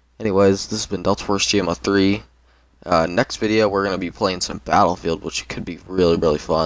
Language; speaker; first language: English; native; English